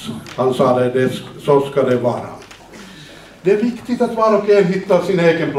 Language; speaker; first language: Swedish; non-native, fluent; Finnish